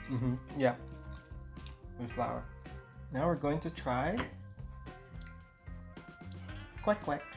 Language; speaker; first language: English; non-native, local second language; Filipino